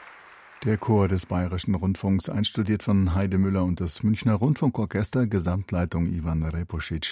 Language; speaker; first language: German; native; German